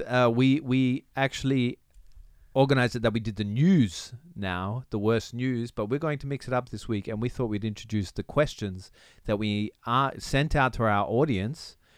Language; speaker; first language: English; native; English